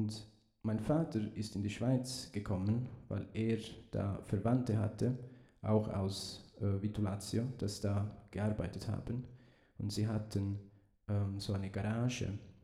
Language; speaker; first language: German; early bilingual, heritage; Italian